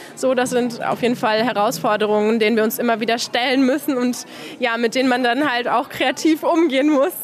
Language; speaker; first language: German; native; German